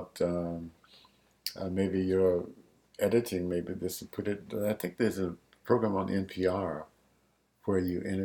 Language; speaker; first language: English; native; English